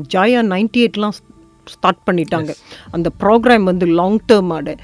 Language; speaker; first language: Tamil; early bilingual, heritage; Tamil